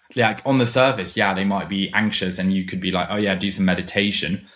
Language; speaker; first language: English; non-native, fluent; German